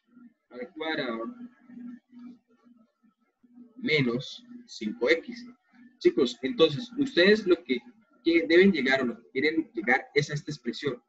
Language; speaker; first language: Spanish; native; Spanish